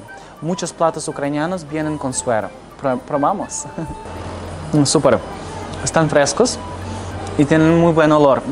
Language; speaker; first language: Spanish; non-native, fluent; Ukrainian